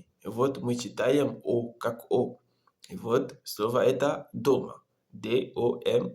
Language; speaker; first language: Russian; non-native, learner; Comorian